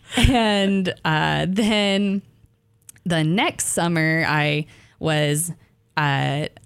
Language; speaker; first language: English; native; English